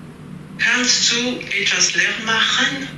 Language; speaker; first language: German; non-native, learner; French